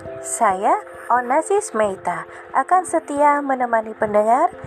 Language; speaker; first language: Indonesian; native; Indonesian